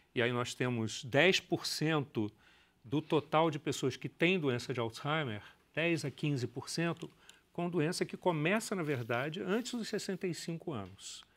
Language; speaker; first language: Portuguese; native; Portuguese